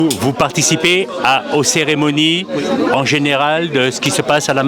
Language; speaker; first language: French; native; French